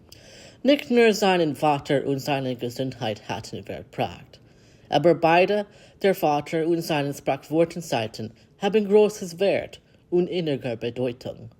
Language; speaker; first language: German; non-native, learner; English